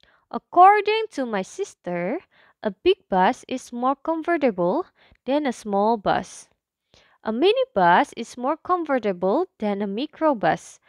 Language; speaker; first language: English; non-native, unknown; Indonesian